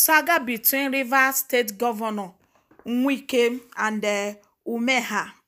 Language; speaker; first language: Nigerian Pidgin; non-native, local second language; Igbo